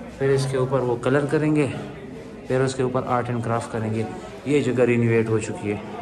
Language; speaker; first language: Urdu; non-native, local second language; Pashto